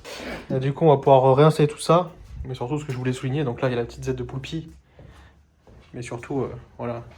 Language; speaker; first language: French; native; French